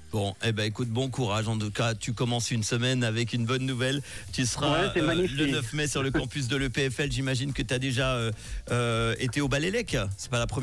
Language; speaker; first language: French; native; French